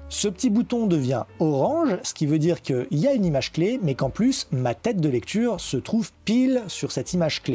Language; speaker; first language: French; native; French